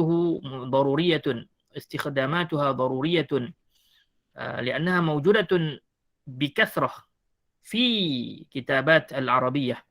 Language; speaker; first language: Arabic; non-native, fluent; Malay